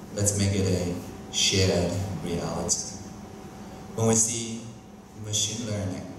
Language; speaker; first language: English; non-native, fluent; Chinese